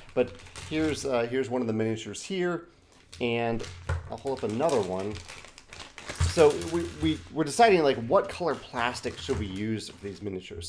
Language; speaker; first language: English; native; English